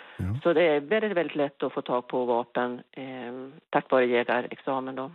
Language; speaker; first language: Swedish; native; Swedish